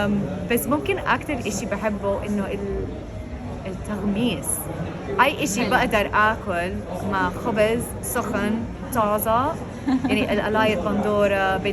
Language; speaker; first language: Arabic; non-native, fluent; English